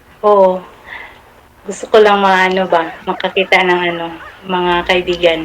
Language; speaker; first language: Filipino; non-native, local second language; Cebuano